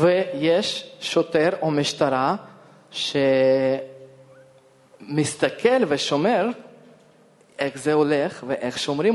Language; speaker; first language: Hebrew; non-native, fluent; Russian